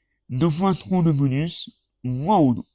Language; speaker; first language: French; native; French